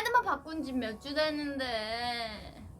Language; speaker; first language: Korean; non-native, fluent; Thai